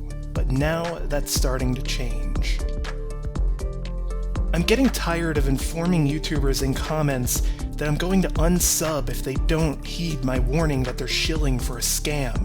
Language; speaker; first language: English; native; English